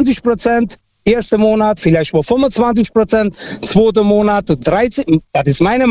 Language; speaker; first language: German; non-native, fluent; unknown